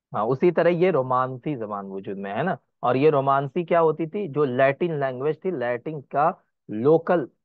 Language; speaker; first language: Hindi; native; Hindi